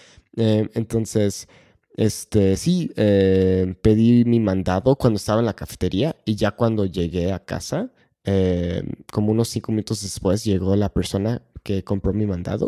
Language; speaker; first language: Spanish; non-native, fluent; English